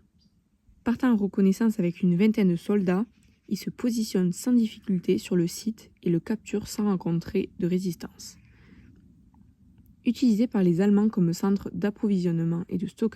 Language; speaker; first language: French; native; French